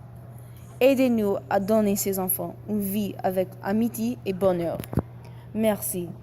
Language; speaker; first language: French; non-native, learner; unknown